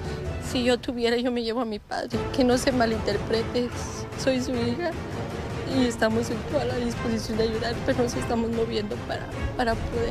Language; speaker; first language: Spanish; native; Spanish